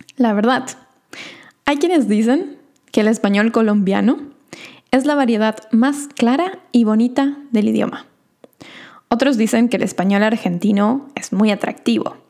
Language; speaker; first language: Spanish; native; Spanish